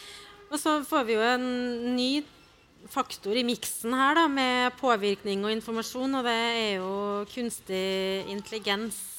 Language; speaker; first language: Norwegian; native; Norwegian